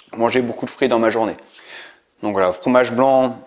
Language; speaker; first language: French; native; French